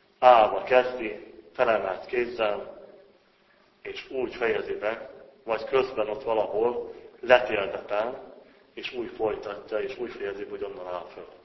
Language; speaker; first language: Hungarian; native; Hungarian